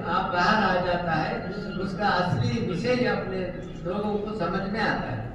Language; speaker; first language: Hindi; non-native, local second language; Telugu